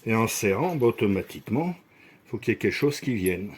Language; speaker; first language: French; native; French